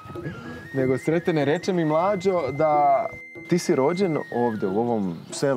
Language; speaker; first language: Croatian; non-native, fluent; Portuguese